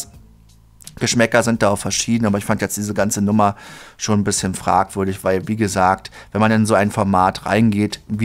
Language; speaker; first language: German; native; German